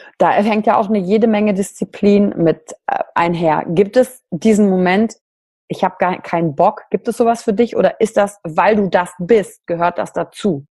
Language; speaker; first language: German; native; German